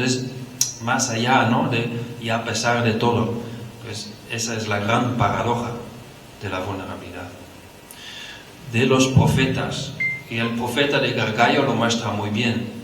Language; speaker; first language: Spanish; non-native, fluent; Dutch